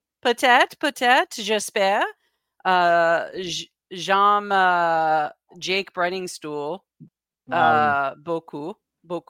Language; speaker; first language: French; non-native, learner; English